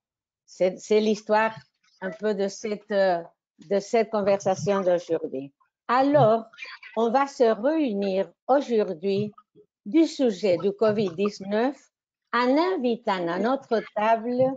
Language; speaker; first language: French; non-native, fluent; Spanish